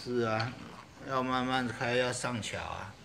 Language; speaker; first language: Chinese; native; Chinese